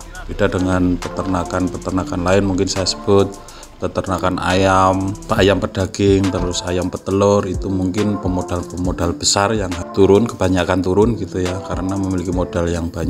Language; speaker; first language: Indonesian; native; Indonesian